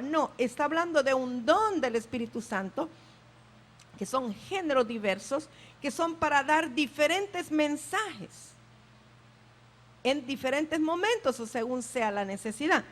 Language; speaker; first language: Spanish; native; Spanish